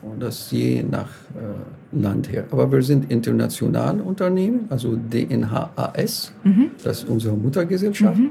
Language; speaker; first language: German; non-native, learner; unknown